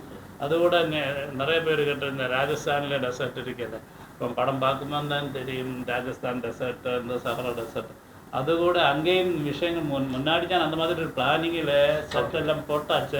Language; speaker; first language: Tamil; non-native, learner; Malayalam